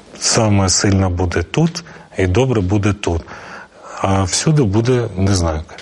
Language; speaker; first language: Ukrainian; non-native, local second language; Russian